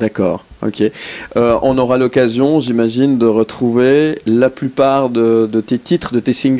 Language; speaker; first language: French; native; French